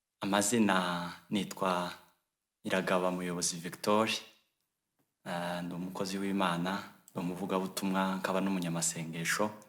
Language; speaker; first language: Kinyarwanda; native; Kinyarwanda